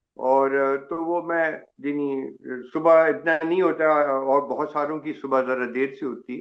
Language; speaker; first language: Urdu; native; Urdu